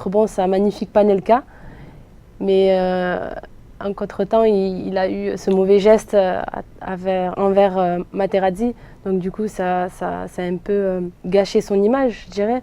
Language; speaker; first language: French; native; French